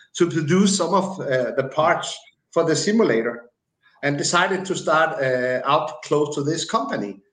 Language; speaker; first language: English; non-native, fluent; Danish